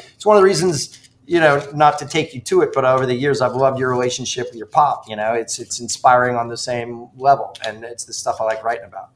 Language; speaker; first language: English; native; English